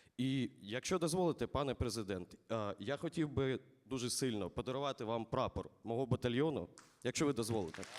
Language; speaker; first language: Ukrainian; native; Ukrainian